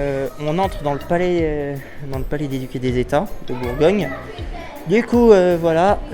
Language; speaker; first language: French; native; French